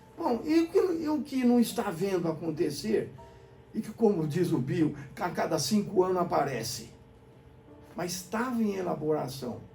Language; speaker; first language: Portuguese; native; Portuguese